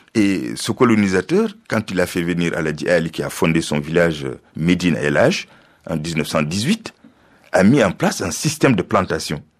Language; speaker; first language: French; non-native, local second language; Fula